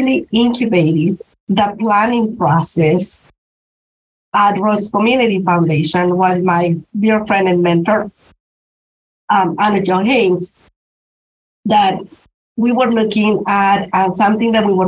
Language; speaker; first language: English; non-native, fluent; Spanish